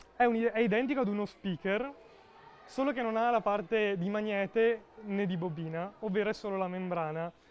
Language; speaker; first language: Italian; native; Italian